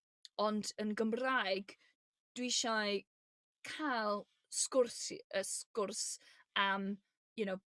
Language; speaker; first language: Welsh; non-native, learner; English